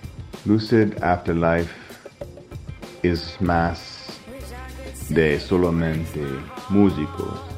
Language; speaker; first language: Spanish; non-native, learner; English